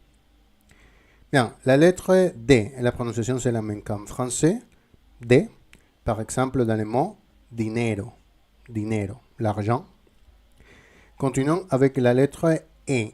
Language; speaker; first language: French; non-native, fluent; Spanish